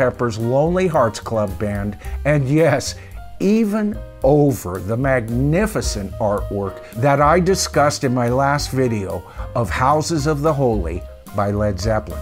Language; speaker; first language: English; native; English